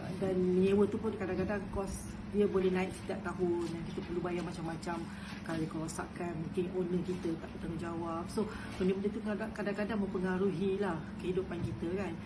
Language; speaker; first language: Malay; native; Malay